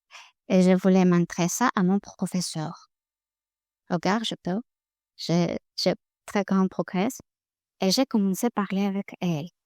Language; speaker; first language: French; non-native, learner; Russian